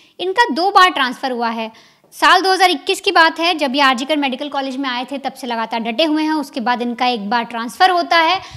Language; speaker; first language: Hindi; native; Hindi